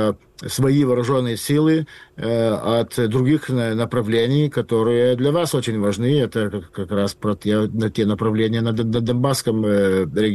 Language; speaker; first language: Russian; non-native, fluent; Lithuanian